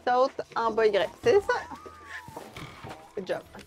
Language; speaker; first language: French; native; French